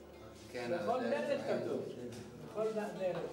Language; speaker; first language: Hebrew; non-native, fluent; Greek